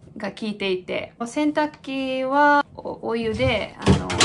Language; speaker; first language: Japanese; non-native, fluent; English